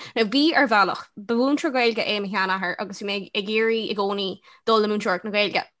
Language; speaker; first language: Irish; non-native, local second language; English